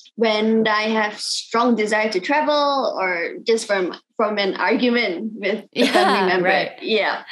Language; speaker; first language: English; non-native, local second language; Cantonese